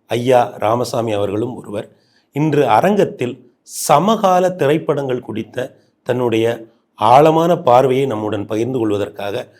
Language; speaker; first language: Tamil; native; Tamil